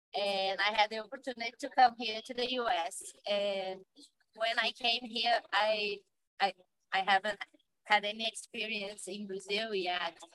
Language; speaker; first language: English; non-native, fluent; Portuguese